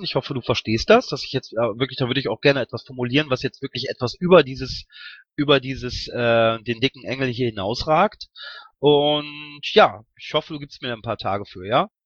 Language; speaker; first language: German; native; German